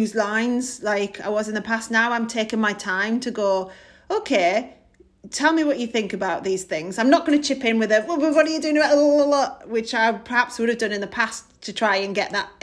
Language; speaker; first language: English; native; English